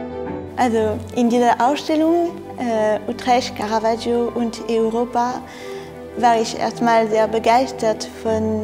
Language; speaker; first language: German; non-native, fluent; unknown